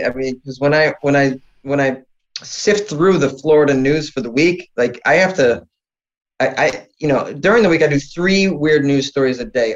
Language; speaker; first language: English; native; English